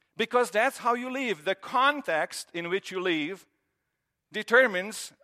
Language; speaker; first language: English; non-native, fluent; Romanian